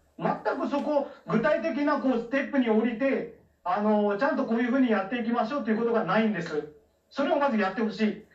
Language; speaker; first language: Japanese; non-native, fluent; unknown